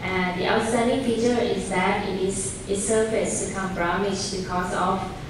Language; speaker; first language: English; non-native, fluent; Thai